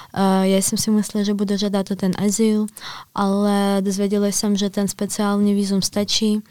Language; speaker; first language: Czech; non-native, fluent; Ukrainian